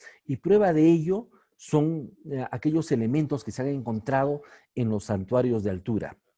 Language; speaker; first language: Spanish; native; Spanish